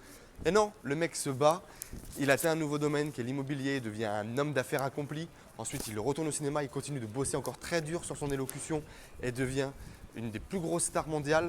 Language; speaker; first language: French; native; French